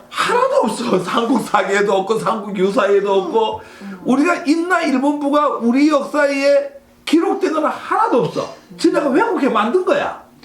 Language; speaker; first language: Korean; native; Korean